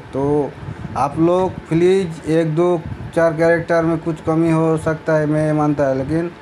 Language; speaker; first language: Hindi; non-native, local second language; Bangla